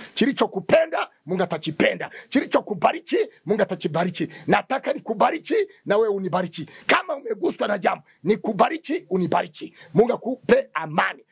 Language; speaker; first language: Swahili; non-native, local second language; Kinyarwanda